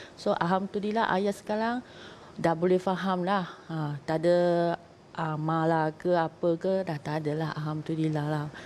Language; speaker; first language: Malay; non-native, local second language; Chinese